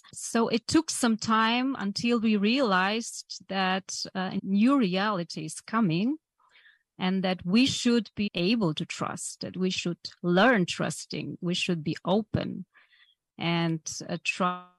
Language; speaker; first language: English; non-native, fluent; Polish